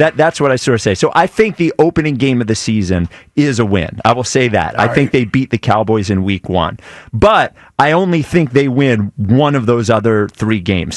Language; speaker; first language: English; native; English